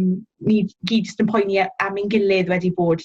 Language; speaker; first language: Welsh; native; Welsh